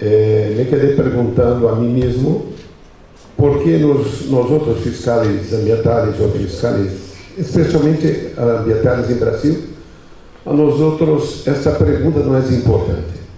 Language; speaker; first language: Spanish; non-native, fluent; Portuguese